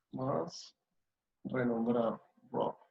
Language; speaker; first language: Spanish; native; Spanish